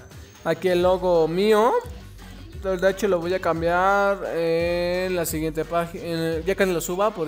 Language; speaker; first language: Spanish; native; Spanish